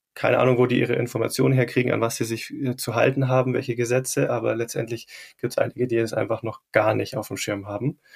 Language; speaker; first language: German; native; German